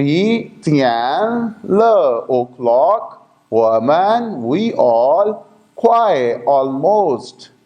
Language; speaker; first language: Chinese; non-native, fluent; Urdu